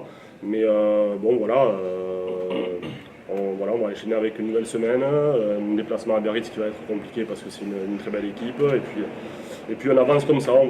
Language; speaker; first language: French; native; French